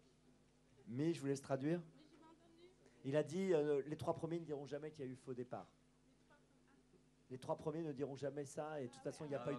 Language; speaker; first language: French; native; French